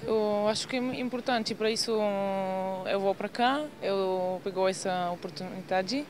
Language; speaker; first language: Portuguese; non-native, learner; Bulgarian